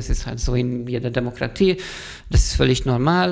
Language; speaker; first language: German; non-native, fluent; Hungarian